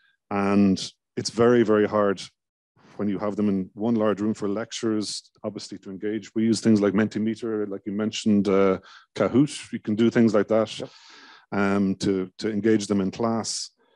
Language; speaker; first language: English; native; English